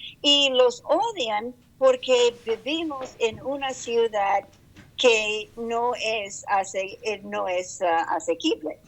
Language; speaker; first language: Spanish; non-native, learner; English